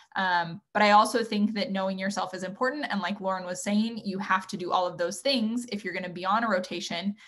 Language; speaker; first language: English; native; English